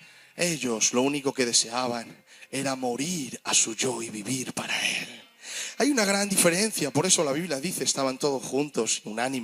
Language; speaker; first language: Spanish; native; Spanish